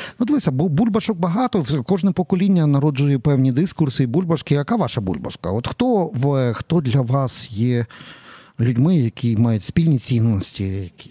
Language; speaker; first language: Ukrainian; native; Ukrainian